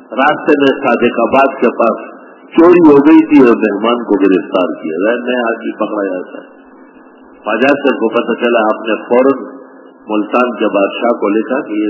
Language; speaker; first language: Urdu; non-native, local second language; Pashto